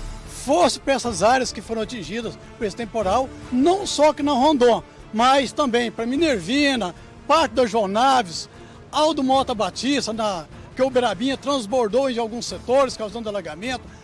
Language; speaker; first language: Portuguese; native; Portuguese